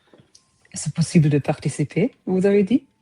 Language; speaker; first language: French; non-native, fluent; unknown